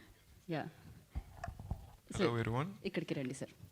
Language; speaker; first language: Telugu; native; Telugu